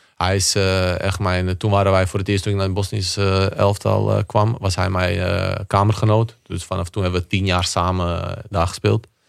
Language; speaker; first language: Dutch; early bilingual, other home language; Bosnian